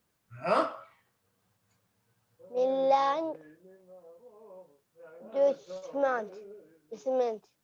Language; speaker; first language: French; non-native, learner; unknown